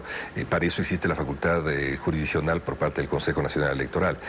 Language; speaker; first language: Spanish; native; Spanish